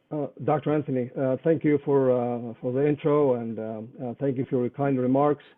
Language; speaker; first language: English; non-native, fluent; Arabic